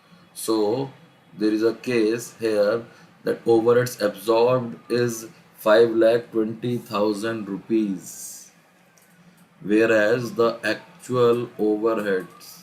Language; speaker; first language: English; non-native, local second language; Hindi